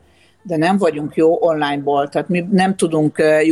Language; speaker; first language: Hungarian; native; Hungarian